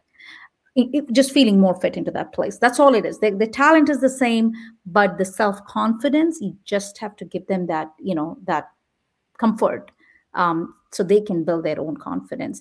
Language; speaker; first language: English; non-native, local second language; Tamil